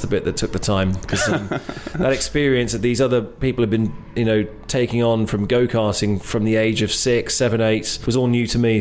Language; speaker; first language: English; native; English